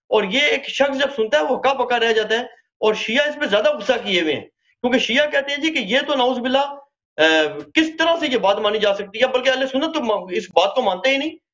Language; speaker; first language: Urdu; native; Urdu